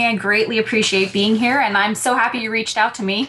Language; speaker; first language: English; native; English